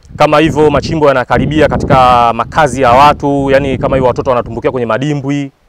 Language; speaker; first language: Swahili; native; Swahili